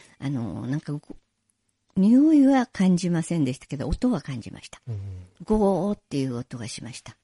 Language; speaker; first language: Japanese; native; Japanese